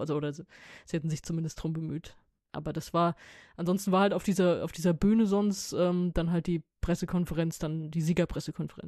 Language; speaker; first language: German; native; German